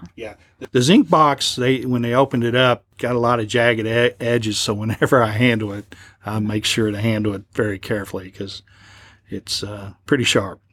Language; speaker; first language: English; native; English